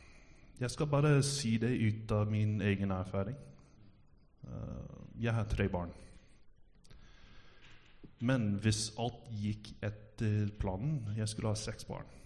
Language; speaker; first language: Norwegian; non-native, fluent; English